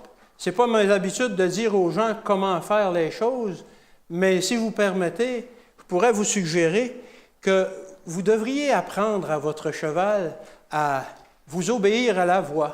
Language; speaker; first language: French; native; French